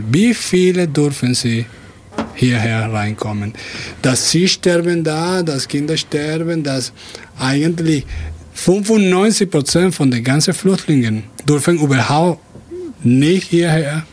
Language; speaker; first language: German; non-native, fluent; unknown